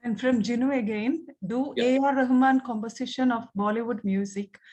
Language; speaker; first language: English; non-native, local second language; Malayalam